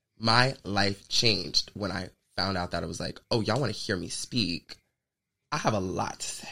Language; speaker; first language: English; native; English